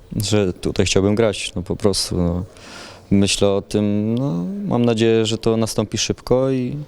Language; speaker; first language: Polish; native; Polish